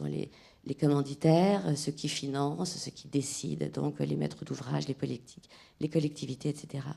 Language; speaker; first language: French; native; French